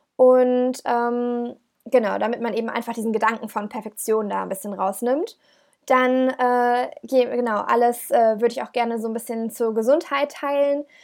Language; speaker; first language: German; native; German